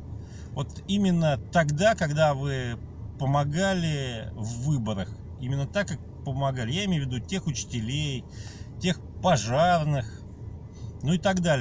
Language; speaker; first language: Russian; native; Russian